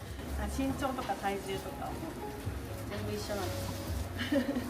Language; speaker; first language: Japanese; native; Japanese